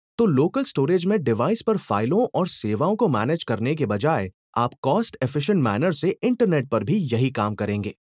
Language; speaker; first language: Hindi; native; Hindi